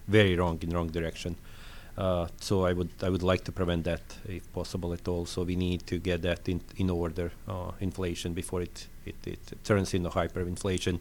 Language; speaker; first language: English; non-native, fluent; French